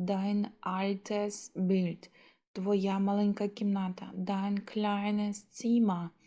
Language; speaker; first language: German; non-native, fluent; Ukrainian